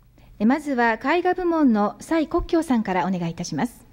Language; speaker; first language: Japanese; native; Japanese